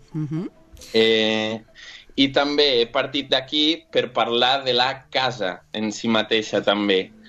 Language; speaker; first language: Catalan; non-native, fluent; Portuguese